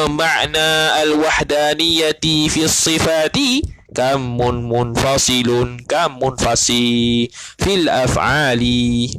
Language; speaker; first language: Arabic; non-native, fluent; Malay